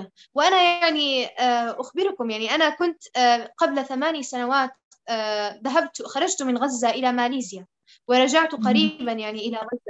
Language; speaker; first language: Arabic; native; Arabic